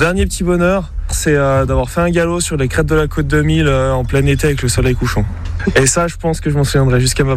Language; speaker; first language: French; native; French